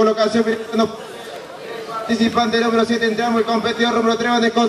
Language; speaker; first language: Spanish; native; Spanish